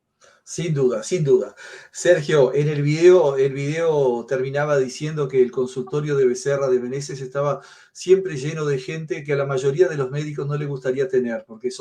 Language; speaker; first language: Spanish; native; Spanish